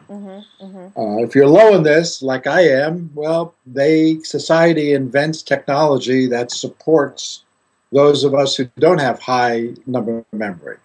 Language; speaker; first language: English; non-native, fluent; Greek